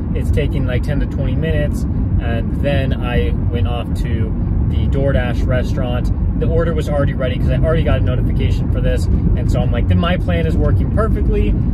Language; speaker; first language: English; native; English